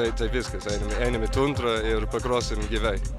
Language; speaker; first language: Lithuanian; non-native, fluent; English